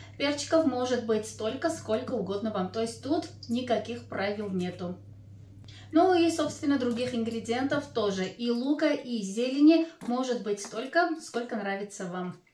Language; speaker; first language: Russian; non-native, local second language; Armenian